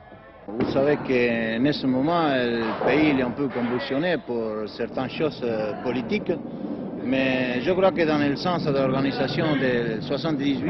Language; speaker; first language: French; non-native, fluent; Spanish